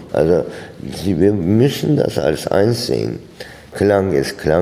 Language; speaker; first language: German; non-native, fluent; Turkish